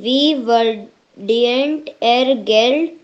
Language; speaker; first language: German; non-native, learner; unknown